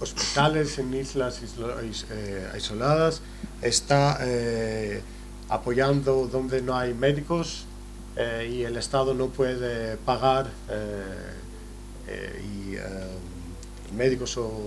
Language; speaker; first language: Spanish; non-native, learner; Greek